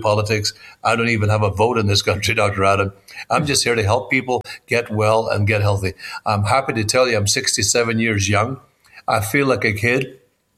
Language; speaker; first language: English; native; English